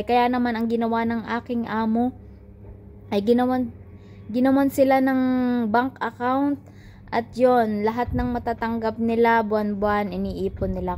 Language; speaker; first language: Filipino; native; Filipino